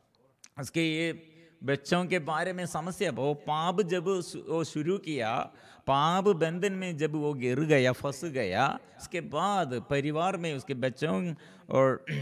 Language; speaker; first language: Hindi; non-native, local second language; Malayalam